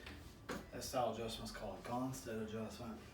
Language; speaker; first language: English; native; English